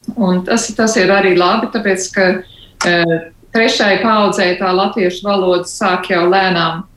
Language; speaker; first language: Latvian; early bilingual, heritage; Latvian